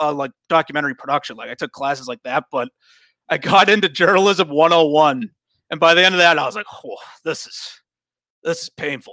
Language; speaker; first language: English; native; English